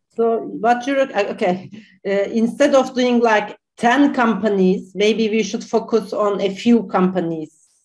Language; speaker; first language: English; non-native, fluent; Turkish